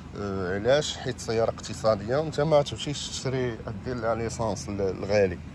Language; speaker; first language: Arabic; native; Arabic